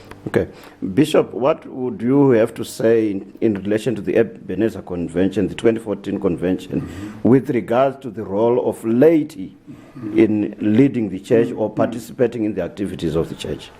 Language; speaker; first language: English; non-native, local second language; Shona